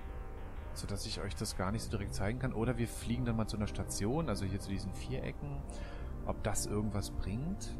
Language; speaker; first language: German; native; German